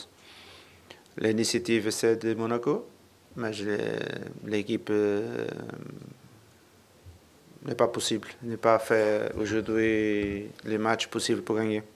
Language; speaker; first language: French; non-native, learner; Portuguese